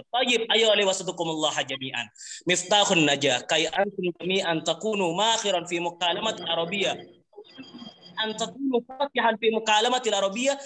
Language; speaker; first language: Arabic; non-native, learner; Indonesian